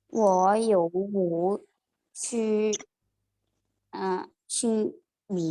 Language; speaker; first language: Chinese; non-native, learner; Thai